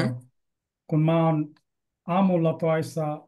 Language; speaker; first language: Finnish; non-native, learner; Bangla